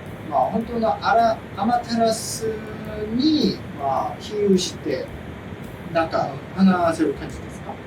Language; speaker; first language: Japanese; non-native, learner; Korean